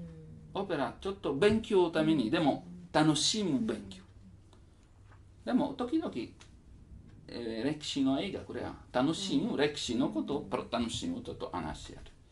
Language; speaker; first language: Japanese; non-native, learner; Italian